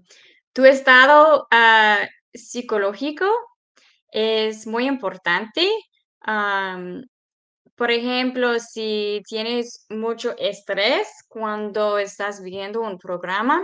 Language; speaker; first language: Spanish; non-native, fluent; English